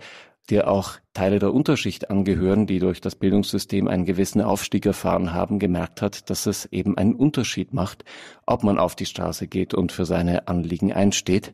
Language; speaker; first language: German; native; German